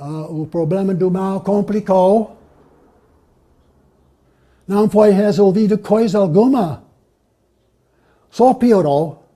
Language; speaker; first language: Portuguese; non-native, fluent; English